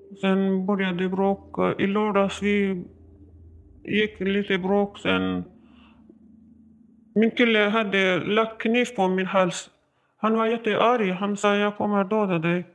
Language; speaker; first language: Swedish; non-native, learner; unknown